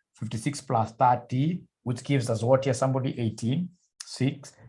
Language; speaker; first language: English; non-native, local second language; Swahili